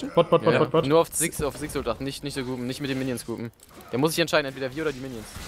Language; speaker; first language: German; native; German